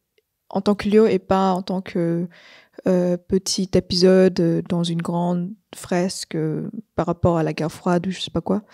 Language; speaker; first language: French; non-native, fluent; Vietnamese